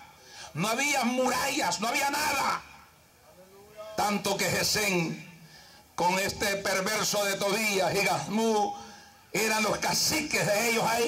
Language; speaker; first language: Spanish; native; Spanish